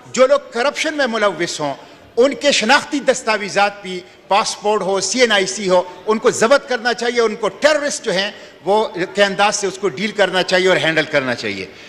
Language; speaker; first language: Urdu; non-native, local second language; Pashto